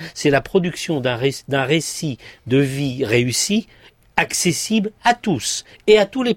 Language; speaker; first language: French; native; French